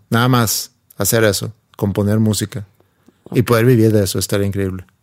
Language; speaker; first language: Spanish; non-native, fluent; Swedish